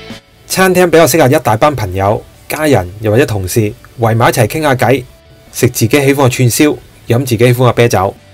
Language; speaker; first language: Chinese; non-native, local second language; Cantonese